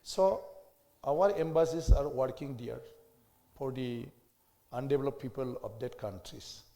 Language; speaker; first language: English; non-native, local second language; Assamese